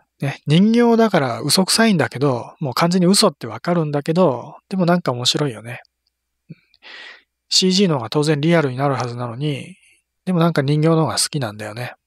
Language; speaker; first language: Japanese; native; Japanese